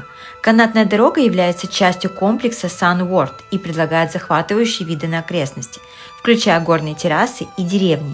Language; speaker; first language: Russian; native; Russian